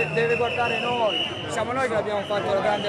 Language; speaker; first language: Italian; native; Italian